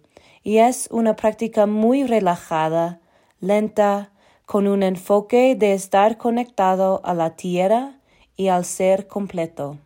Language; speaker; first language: Spanish; non-native, learner; English